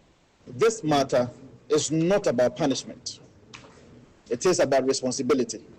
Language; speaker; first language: English; native; English